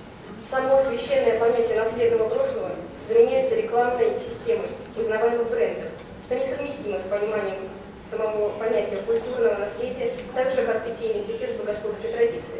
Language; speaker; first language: Russian; native; Russian